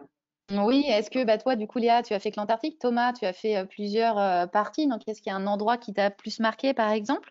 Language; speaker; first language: French; native; French